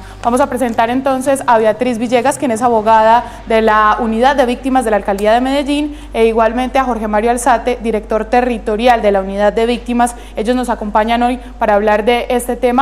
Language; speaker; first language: Spanish; native; Spanish